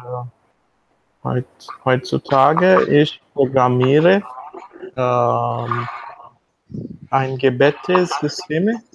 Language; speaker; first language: German; non-native, learner; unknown